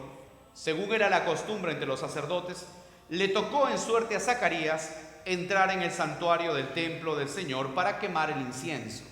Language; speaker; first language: Spanish; native; Spanish